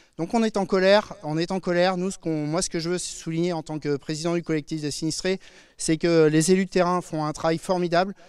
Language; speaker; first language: French; native; French